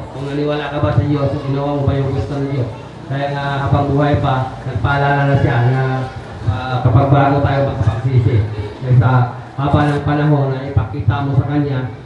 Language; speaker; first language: Filipino; non-native, local second language; Cebuano